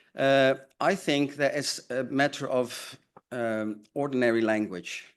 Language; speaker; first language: English; non-native, fluent; Dutch